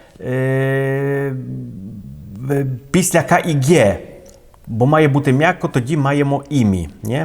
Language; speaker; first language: Ukrainian; non-native, fluent; Polish